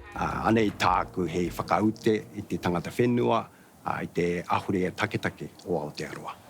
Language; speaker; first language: Māori; non-native, fluent; Japanese